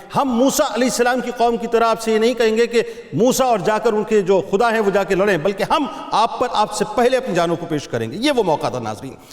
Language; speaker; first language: Urdu; native; Urdu